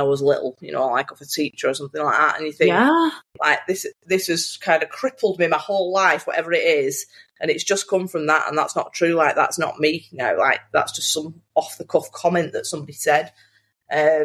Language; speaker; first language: English; native; English